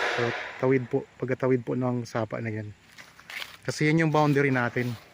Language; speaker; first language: Filipino; non-native, local second language; Cebuano